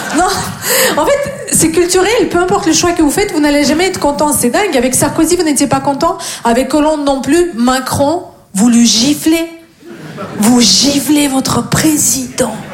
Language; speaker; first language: French; non-native, fluent; Russian